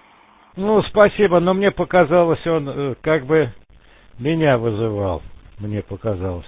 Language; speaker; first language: Russian; native; Russian